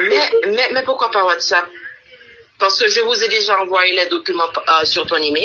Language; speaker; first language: French; early bilingual, heritage; French